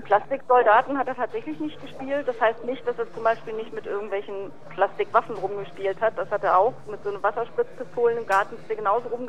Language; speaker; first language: German; native; German